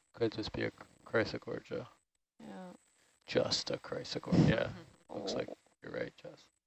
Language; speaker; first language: English; native; English